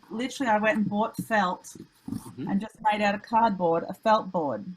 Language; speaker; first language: English; native; English